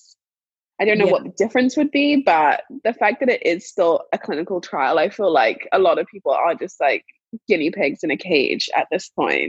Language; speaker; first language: English; native; English